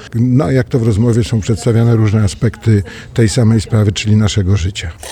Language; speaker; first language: Polish; native; Polish